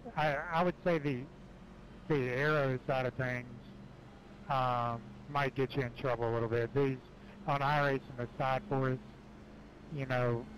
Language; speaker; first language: English; native; English